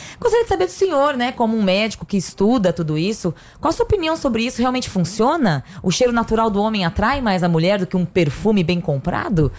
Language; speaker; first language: Portuguese; native; Portuguese